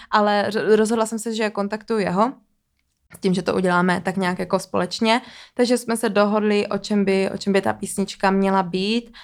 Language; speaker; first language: Czech; early bilingual, other home language; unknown